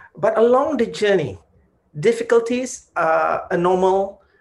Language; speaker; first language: English; non-native, local second language; Malay